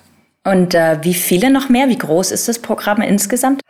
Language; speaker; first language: German; native; German